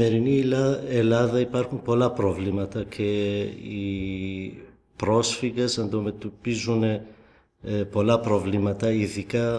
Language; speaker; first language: Greek; non-native, fluent; Kurdish